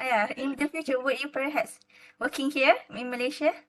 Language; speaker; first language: English; non-native, local second language; Malay